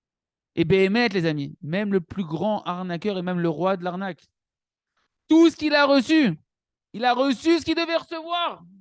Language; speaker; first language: French; native; French